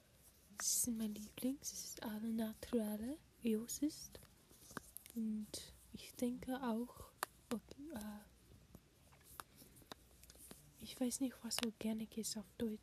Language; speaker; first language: German; non-native, learner; English